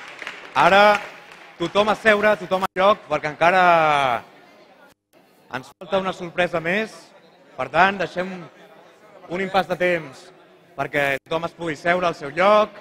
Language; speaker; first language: Catalan; native; Catalan